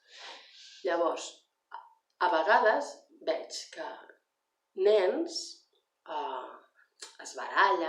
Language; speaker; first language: Catalan; non-native, learner; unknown